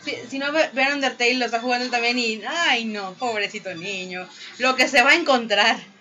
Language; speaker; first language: Spanish; native; Spanish